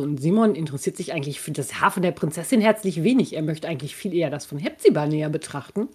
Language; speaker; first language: German; native; German